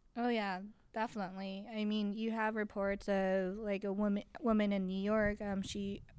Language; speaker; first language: English; early bilingual, other home language; Chinese